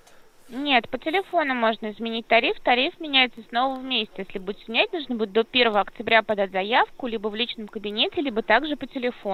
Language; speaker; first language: Russian; native; Russian